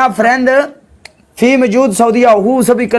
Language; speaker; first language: Arabic; non-native, learner; Punjabi